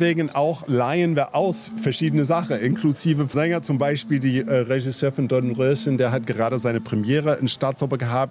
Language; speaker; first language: German; non-native, fluent; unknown